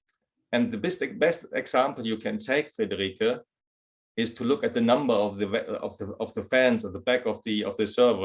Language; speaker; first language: English; non-native, fluent; German